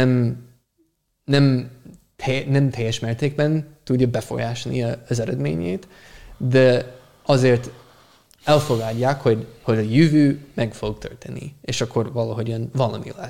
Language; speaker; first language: Hungarian; non-native, fluent; English